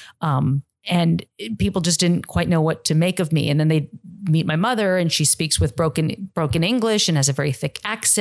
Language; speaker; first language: English; native; English